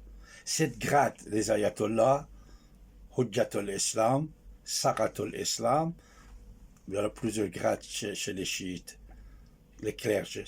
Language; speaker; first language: French; non-native, fluent; Persian